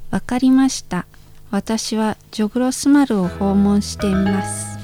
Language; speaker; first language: Japanese; non-native, fluent; Indonesian